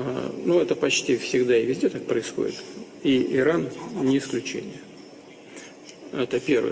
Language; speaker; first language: Russian; native; Russian